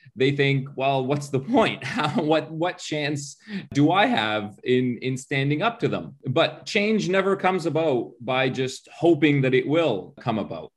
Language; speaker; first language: English; early bilingual, other home language; Arabic